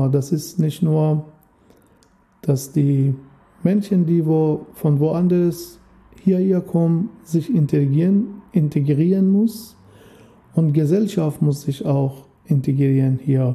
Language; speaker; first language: German; non-native, fluent; Persian